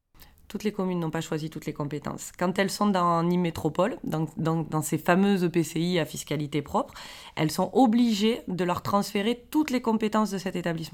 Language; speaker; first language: French; native; French